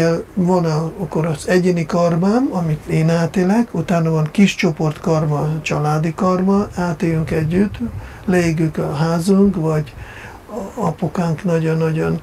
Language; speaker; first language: Hungarian; non-native, fluent; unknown